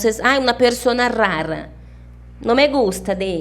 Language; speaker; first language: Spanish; non-native, fluent; Portuguese